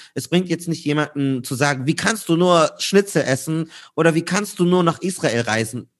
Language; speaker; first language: German; native; German